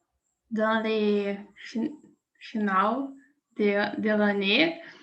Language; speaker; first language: French; non-native, learner; Portuguese